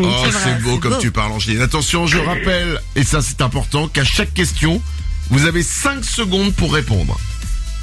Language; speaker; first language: French; native; French